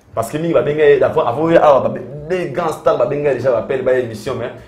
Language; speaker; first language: French; non-native, local second language; Lingala